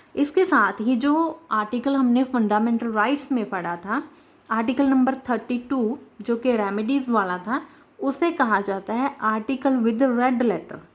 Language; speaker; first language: Hindi; native; Hindi